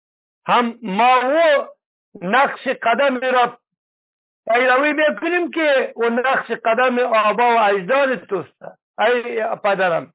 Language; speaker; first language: Persian; native; Persian